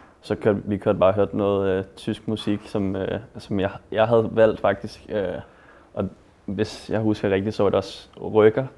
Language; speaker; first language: Danish; native; Danish